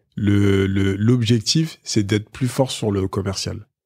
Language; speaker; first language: French; native; French